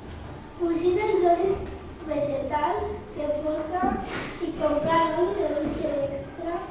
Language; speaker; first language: Catalan; non-native, local second language; Spanish